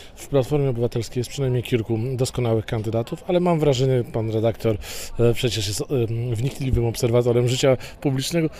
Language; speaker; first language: Polish; native; Polish